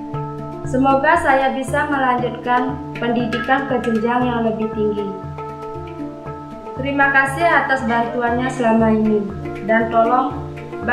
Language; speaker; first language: Indonesian; non-native, local second language; Balinese